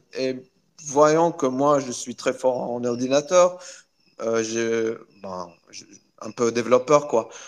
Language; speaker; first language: French; non-native, local second language; Arabic